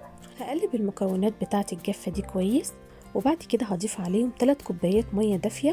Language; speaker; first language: Arabic; native; Arabic